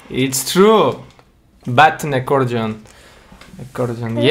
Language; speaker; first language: English; non-native, learner; Russian